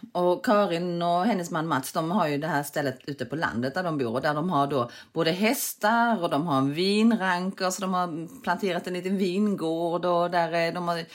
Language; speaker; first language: Swedish; early bilingual, other home language; Korean